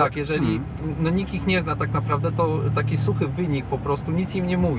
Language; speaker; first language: Polish; native; Polish